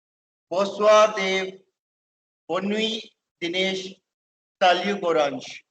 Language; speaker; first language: French; non-native, fluent; Hindi